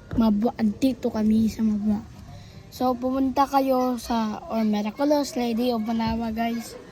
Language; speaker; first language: Filipino; non-native, local second language; Cebuano